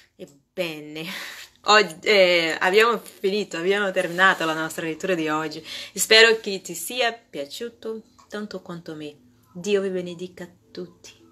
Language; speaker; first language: Italian; non-native, fluent; Portuguese